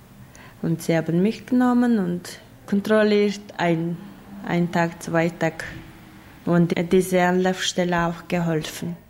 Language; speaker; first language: German; non-native, learner; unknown